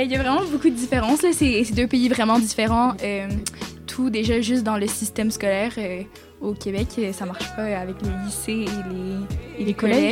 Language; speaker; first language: French; native; French